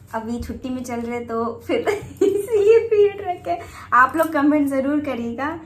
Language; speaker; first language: Hindi; non-native, local second language; Bangla